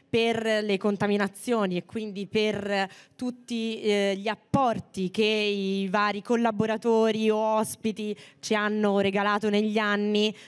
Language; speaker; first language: Italian; native; Italian